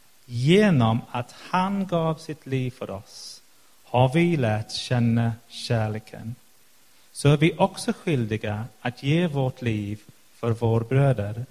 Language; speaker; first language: Swedish; non-native, fluent; English